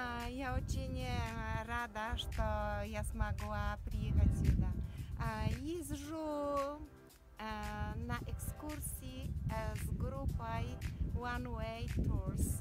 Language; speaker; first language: Russian; non-native, fluent; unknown